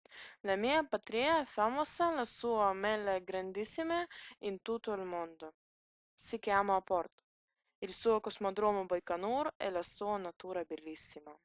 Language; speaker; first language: Italian; non-native, learner; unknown